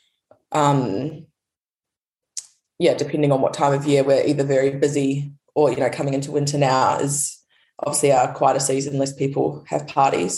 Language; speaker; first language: English; native; English